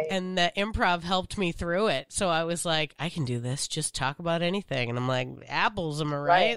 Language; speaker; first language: English; native; English